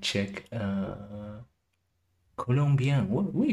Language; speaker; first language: French; non-native, learner; German